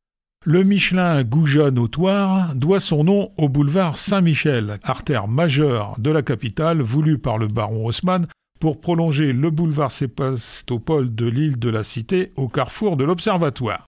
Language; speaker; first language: French; native; French